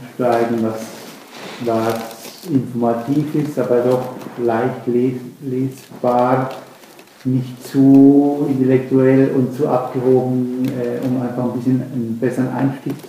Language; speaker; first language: German; native; German